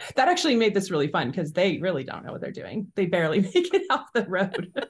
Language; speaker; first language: English; native; English